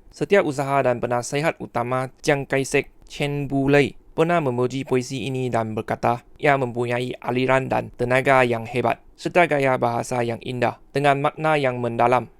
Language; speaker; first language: Malay; non-native, fluent; Chinese